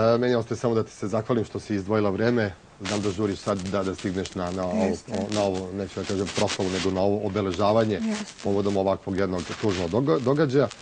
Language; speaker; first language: Serbian; native; Serbian